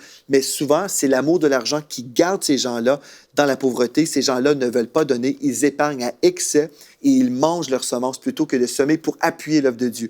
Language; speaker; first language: French; native; French